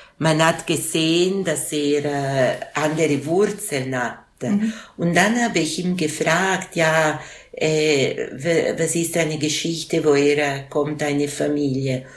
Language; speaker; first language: German; non-native, fluent; Italian